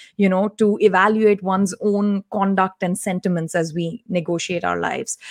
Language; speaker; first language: English; non-native, local second language; Tamil